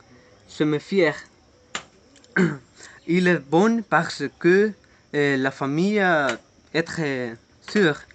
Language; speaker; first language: French; non-native, learner; Spanish